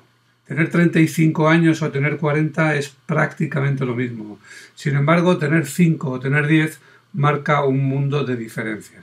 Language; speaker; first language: Spanish; native; Spanish